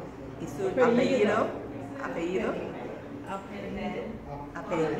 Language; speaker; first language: Spanish; non-native, learner; English